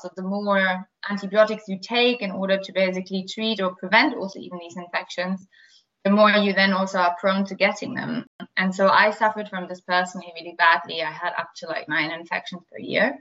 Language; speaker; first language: English; non-native, fluent; German